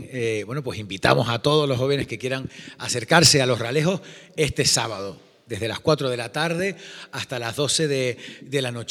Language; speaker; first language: Spanish; native; Spanish